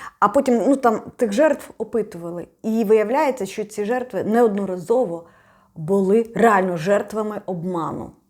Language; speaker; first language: Ukrainian; non-native, local second language; Russian